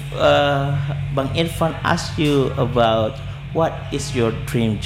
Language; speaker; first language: English; non-native, learner; Indonesian